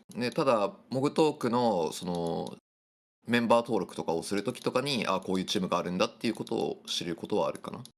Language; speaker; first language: Japanese; native; Japanese